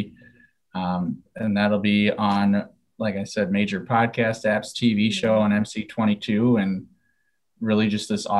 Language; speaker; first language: English; native; English